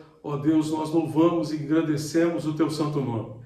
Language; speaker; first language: Portuguese; native; Portuguese